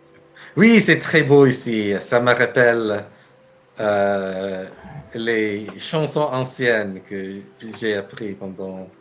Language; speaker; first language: French; non-native, fluent; English